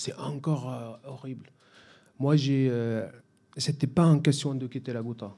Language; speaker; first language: French; non-native, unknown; Arabic